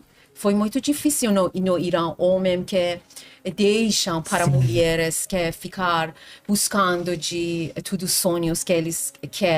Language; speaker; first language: Portuguese; non-native, learner; Persian